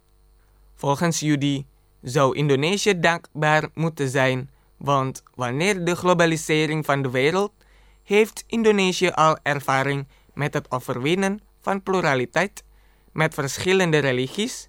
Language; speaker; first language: Dutch; non-native, fluent; Indonesian